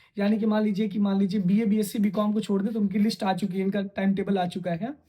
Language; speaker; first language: Hindi; native; Hindi